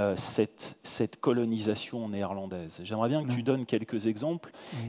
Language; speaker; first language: French; native; French